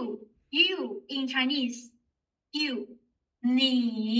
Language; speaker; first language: English; non-native, fluent; Chinese